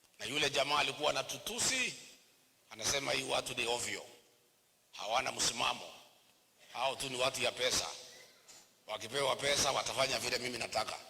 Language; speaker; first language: Swahili; non-native, local second language; Kikuyu